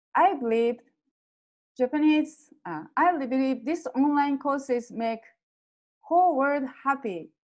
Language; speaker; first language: English; non-native, fluent; Japanese